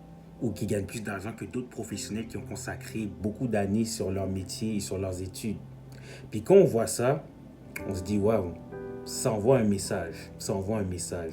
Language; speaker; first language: French; native; French